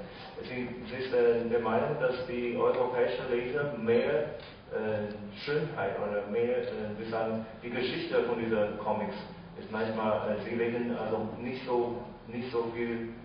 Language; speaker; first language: German; non-native, fluent; Chinese